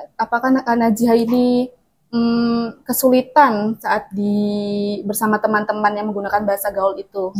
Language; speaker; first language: Indonesian; native; Indonesian